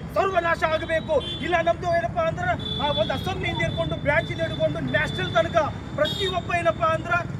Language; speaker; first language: Kannada; non-native, local second language; Urdu